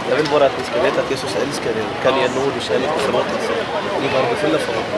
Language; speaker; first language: Swedish; non-native, fluent; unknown